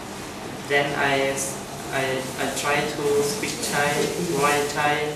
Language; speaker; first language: English; non-native, learner; Khmer